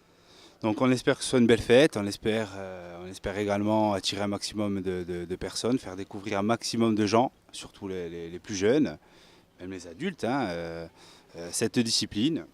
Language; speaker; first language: French; native; French